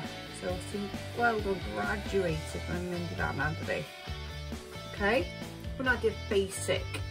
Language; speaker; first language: Welsh; non-native, local second language; English